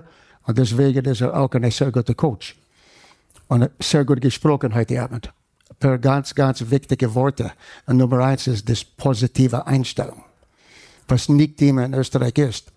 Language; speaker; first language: German; non-native, fluent; English